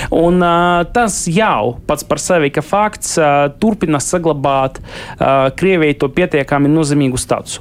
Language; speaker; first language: Latvian; non-native, local second language; Russian